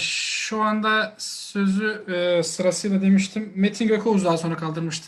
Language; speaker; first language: Turkish; native; Turkish